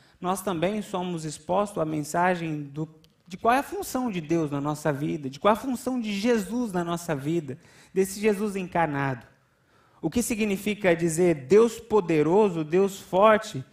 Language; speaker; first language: Portuguese; native; Portuguese